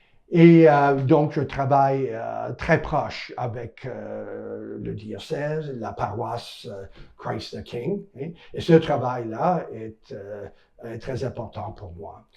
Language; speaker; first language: French; non-native, local second language; English